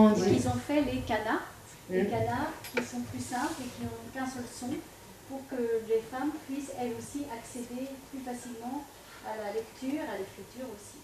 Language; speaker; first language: French; native; French